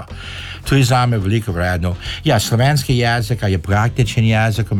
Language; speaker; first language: Slovenian; early bilingual, heritage; Slovenian